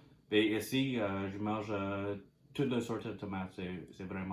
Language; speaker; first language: French; non-native, learner; English